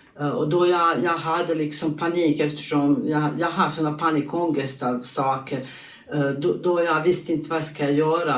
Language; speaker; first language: Swedish; non-native, learner; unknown